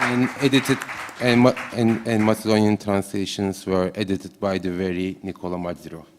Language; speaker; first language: English; non-native, fluent; Turkish